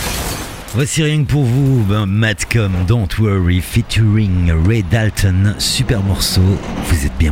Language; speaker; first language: French; native; French